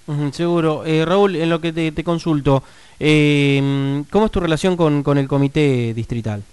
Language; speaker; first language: Spanish; native; Spanish